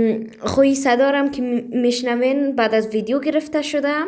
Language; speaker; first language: Persian; early bilingual, heritage; Persian